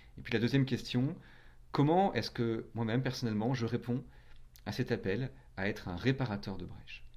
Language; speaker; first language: French; native; French